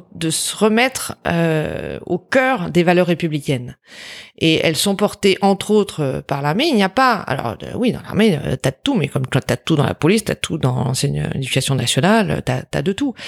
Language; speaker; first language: French; native; French